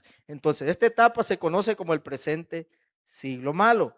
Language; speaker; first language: Spanish; native; Spanish